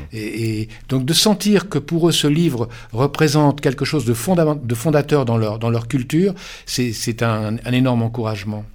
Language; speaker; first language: French; native; French